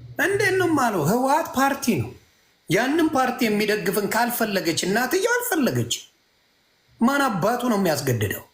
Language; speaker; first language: Amharic; non-native, local second language; Tigrinya